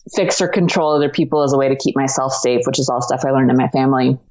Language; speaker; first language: English; native; English